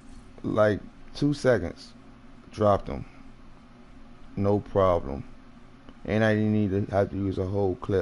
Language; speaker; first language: English; native; English